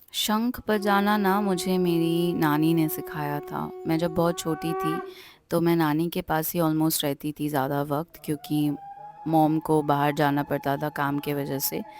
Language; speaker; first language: Hindi; non-native, local second language; Bangla